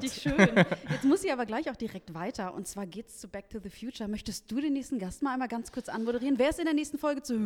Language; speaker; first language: German; native; German